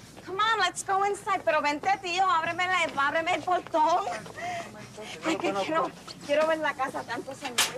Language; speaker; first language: Spanish; early bilingual, heritage; Spanish